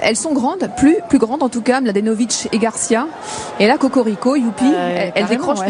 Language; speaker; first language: French; native; French